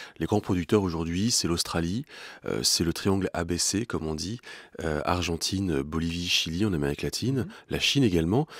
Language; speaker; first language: French; native; French